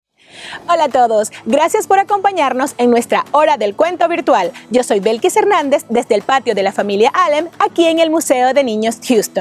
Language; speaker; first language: Spanish; native; Spanish